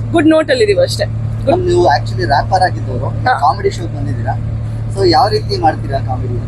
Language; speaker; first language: Kannada; non-native, fluent; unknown